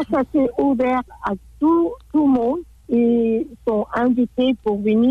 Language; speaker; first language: French; non-native, fluent; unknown